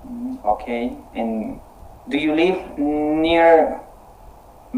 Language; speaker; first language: English; non-native, fluent; Spanish